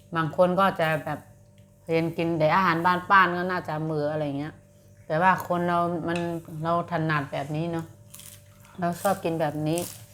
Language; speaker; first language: Thai; native; Thai